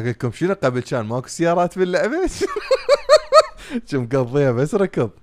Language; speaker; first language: Arabic; native; Arabic